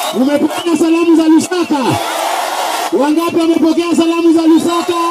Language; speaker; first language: Swahili; non-native, local second language; Luyia